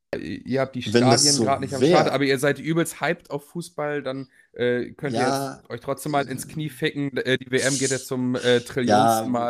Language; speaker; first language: German; native; German